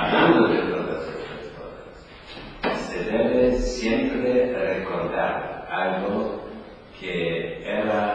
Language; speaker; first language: Spanish; non-native, learner; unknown